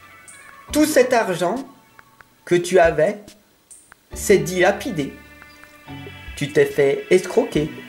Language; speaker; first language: French; native; French